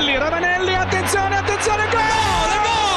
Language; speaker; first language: Italian; native; Italian